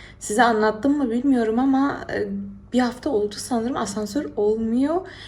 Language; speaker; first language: Turkish; early bilingual, heritage; Turkish